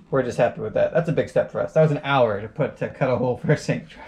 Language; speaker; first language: English; native; English